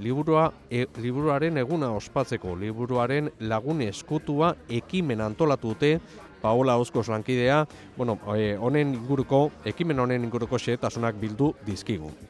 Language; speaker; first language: Basque; native; Basque